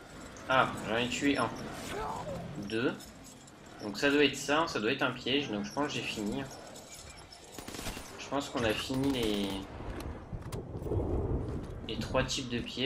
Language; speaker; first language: French; native; French